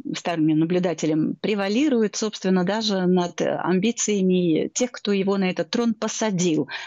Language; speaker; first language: Russian; native; Russian